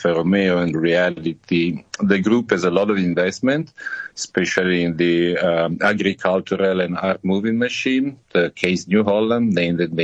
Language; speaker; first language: English; non-native, fluent; Italian